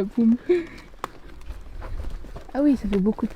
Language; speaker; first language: French; native; French